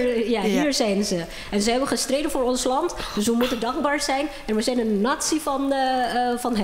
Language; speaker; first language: Dutch; non-native, fluent; Indonesian